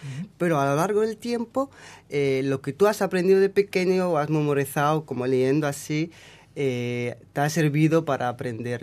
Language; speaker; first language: Spanish; non-native, fluent; Arabic